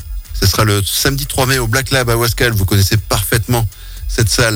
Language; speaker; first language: French; native; French